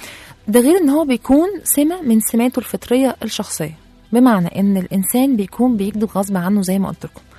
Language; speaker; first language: Arabic; native; Arabic